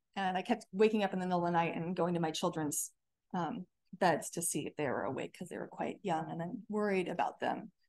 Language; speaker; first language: English; native; English